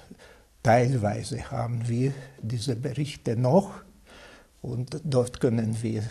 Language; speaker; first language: German; non-native, fluent; Hungarian